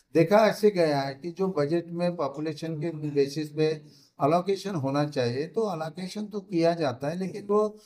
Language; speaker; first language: Hindi; non-native, local second language; Marathi